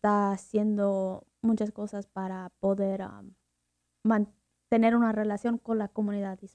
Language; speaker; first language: Spanish; early bilingual, heritage; Spanish